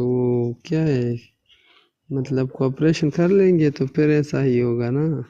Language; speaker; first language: Hindi; non-native, local second language; Pashto